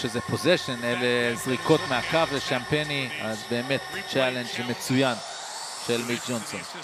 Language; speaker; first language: Hebrew; native; Hebrew